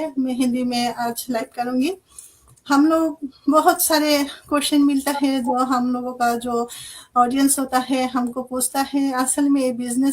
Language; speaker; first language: Hindi; non-native, fluent; Bangla